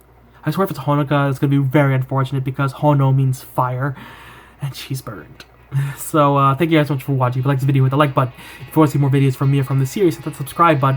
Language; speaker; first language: English; native; English